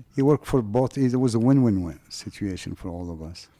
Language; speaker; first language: English; non-native, fluent; French